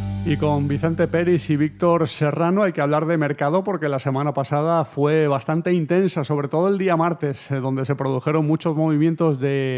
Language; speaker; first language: Spanish; native; Spanish